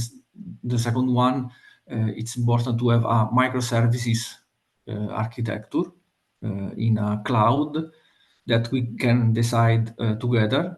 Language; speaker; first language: English; non-native, fluent; Italian